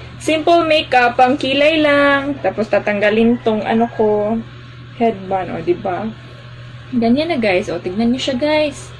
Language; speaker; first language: Filipino; non-native, local second language; Cebuano